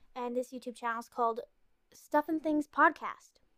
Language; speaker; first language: English; native; English